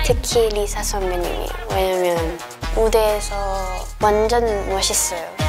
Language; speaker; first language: Korean; non-native, learner; Thai